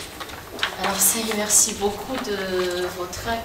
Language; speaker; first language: French; non-native, local second language; Malagasy